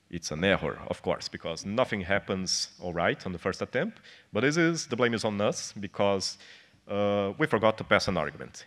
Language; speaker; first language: English; non-native, fluent; Portuguese